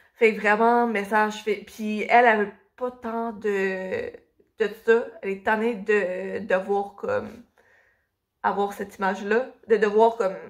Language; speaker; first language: French; native; French